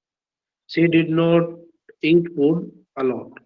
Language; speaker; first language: English; non-native, learner; Hindi